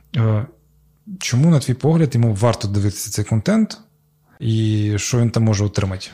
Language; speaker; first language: Ukrainian; non-native, local second language; Crimean Tatar